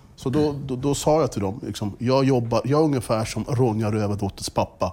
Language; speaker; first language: Swedish; early bilingual, other home language; English